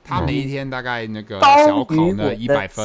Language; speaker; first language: Chinese; non-native, fluent; English